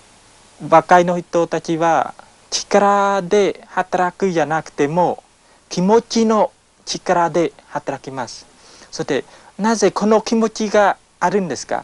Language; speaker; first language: Japanese; non-native, learner; Khmer